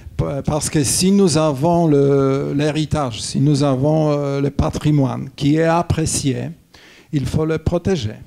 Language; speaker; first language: French; non-native, fluent; Polish